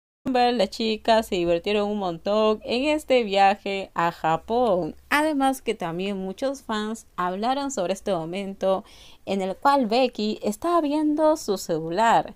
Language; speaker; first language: Spanish; native; Spanish